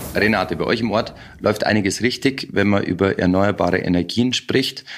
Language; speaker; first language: German; native; German